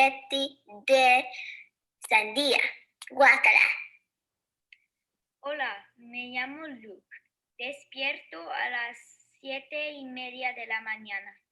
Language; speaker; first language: Spanish; non-native, learner; English